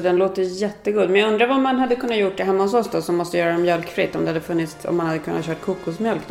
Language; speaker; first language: Swedish; native; Swedish